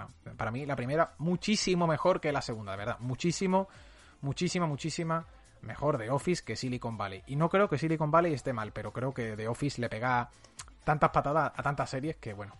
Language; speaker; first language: Spanish; native; Spanish